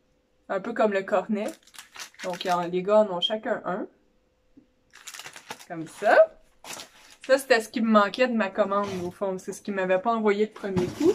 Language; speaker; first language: French; native; French